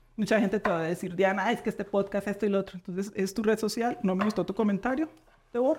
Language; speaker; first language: Spanish; native; Spanish